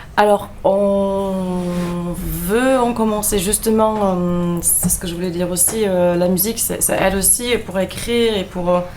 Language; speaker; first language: French; non-native, fluent; German